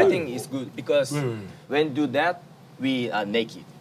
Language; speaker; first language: English; non-native, learner; Korean